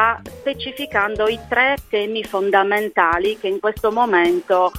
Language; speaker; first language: Italian; native; Italian